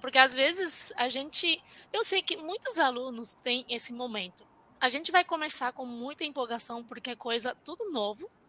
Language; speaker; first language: Portuguese; non-native, fluent; Chinese